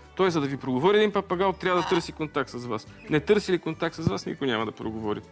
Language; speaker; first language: Bulgarian; native; Bulgarian